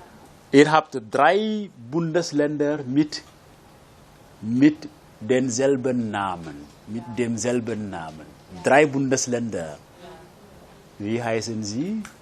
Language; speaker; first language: German; non-native, fluent; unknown